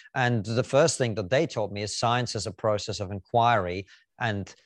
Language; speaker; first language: English; non-native, fluent; Russian